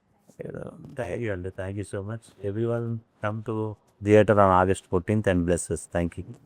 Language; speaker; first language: Telugu; native; Telugu